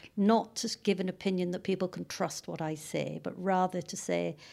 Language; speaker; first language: English; native; English